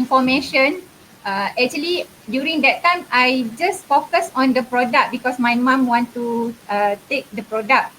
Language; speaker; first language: English; non-native, local second language; Malay